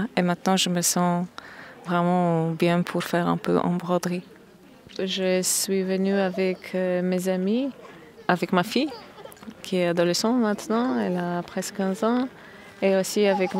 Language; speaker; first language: French; non-native, fluent; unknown